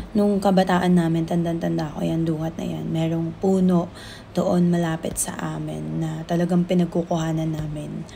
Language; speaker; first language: Filipino; native; Filipino